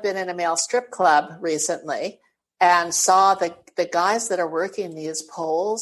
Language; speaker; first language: English; native; English